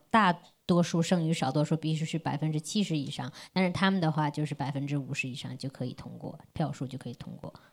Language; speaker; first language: Chinese; non-native, fluent; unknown